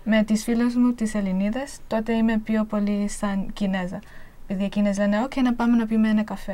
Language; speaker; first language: Greek; early bilingual, heritage; Greek